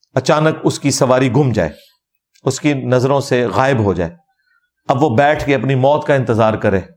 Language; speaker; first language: Urdu; non-native, local second language; Punjabi